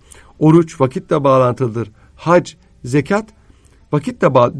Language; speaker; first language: Turkish; native; Turkish